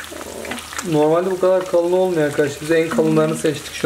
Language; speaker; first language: Turkish; native; Turkish